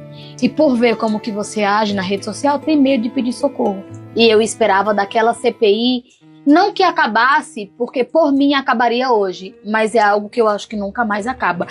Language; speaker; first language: Portuguese; native; Portuguese